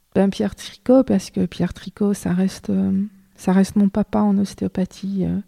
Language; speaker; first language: French; native; French